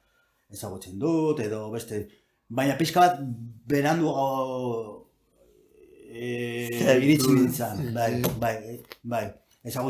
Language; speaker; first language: Basque; non-native, local second language; Spanish